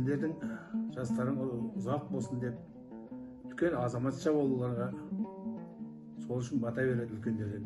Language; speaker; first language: Kazakh; native; Kazakh